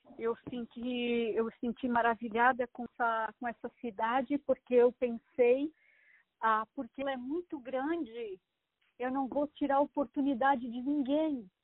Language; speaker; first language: Portuguese; native; Portuguese